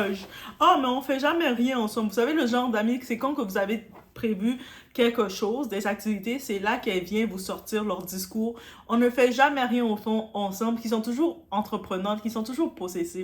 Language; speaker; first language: French; native; French